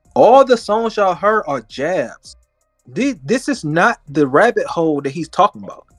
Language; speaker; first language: English; native; English